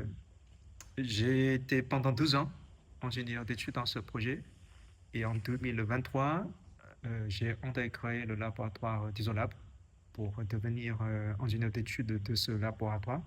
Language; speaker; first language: French; non-native, fluent; Chinese